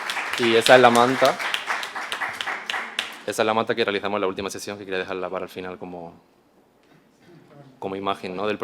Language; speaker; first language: Spanish; native; Spanish